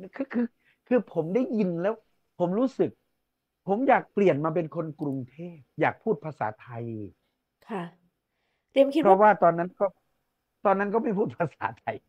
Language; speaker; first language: Thai; non-native, local second language; Northeastern Thai